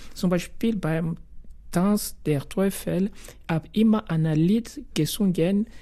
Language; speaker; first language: German; non-native, fluent; Luba-Lulua